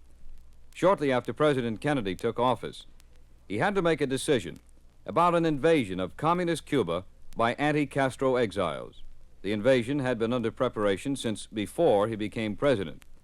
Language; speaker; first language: English; native; English